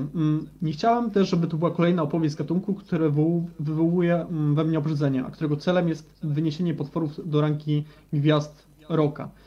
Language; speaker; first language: Polish; native; Polish